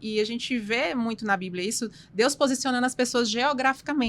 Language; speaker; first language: Portuguese; native; Portuguese